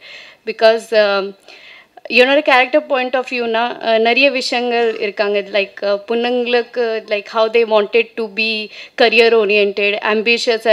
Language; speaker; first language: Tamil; non-native, fluent; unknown